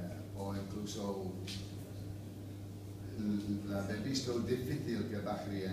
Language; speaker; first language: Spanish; non-native, fluent; English